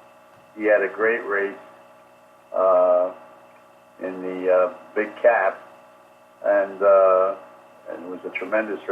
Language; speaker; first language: English; native; English